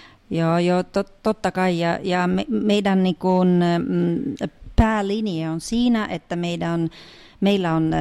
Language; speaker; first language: Finnish; non-native, fluent; Russian